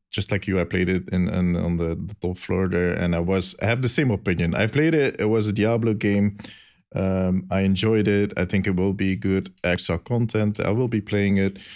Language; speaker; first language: English; non-native, fluent; Dutch